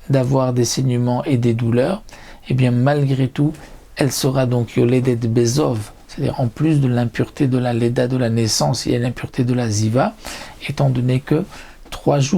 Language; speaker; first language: French; native; French